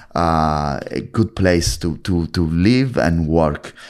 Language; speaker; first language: English; non-native, fluent; Italian